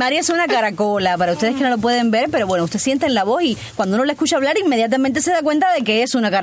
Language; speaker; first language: Spanish; native; Spanish